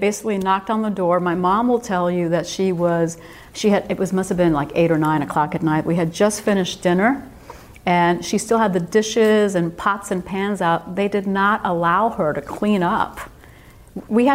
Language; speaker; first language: English; early bilingual, other home language; Spanish